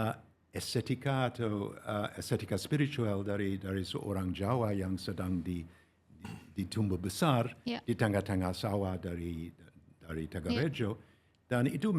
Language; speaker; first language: Indonesian; non-native, fluent; English